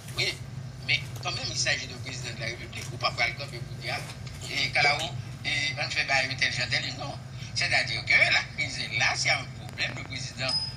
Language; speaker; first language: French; non-native, local second language; Haitian Creole